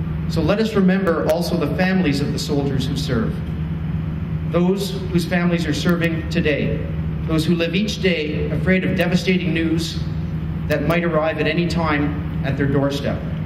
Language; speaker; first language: English; native; English